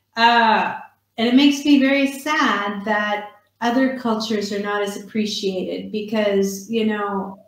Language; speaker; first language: English; native; English